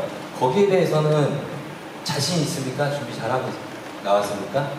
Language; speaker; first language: Korean; native; Korean